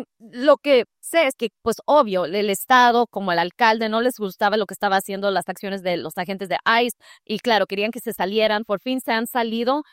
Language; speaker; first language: Spanish; early bilingual, heritage; Spanish